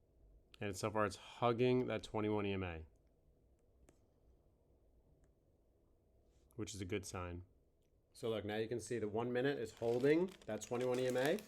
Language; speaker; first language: English; native; English